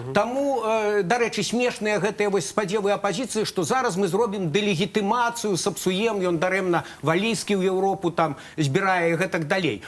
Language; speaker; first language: Belarusian; native; Belarusian